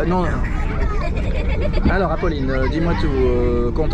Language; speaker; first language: French; native; French